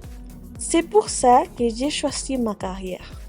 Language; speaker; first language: French; non-native, fluent; Spanish